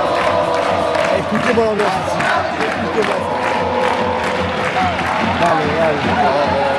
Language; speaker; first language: French; native; French